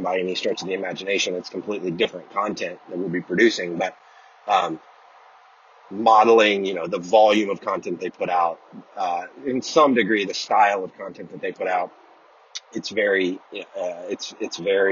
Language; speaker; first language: English; native; English